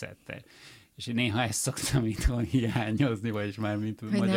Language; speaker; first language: Hungarian; early bilingual, heritage; Hungarian